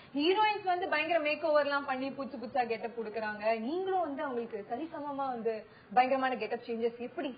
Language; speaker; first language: Tamil; native; Tamil